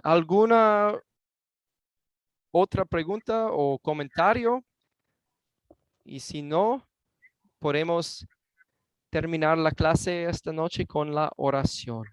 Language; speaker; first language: Spanish; non-native, fluent; English